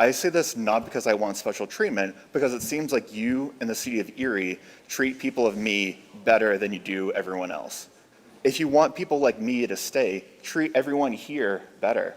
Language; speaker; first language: English; native; English